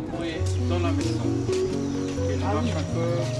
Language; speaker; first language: French; non-native, fluent; Spanish